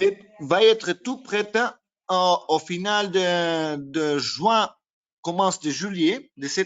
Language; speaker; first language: French; non-native, learner; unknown